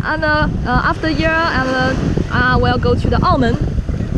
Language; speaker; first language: English; non-native, learner; Chinese